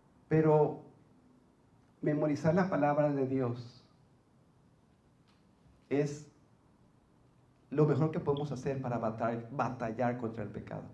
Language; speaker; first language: Spanish; native; Spanish